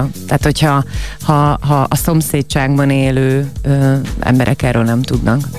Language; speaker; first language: Hungarian; native; Hungarian